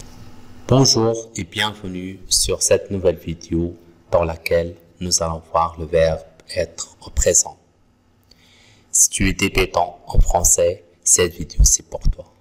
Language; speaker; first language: French; non-native, local second language; Arabic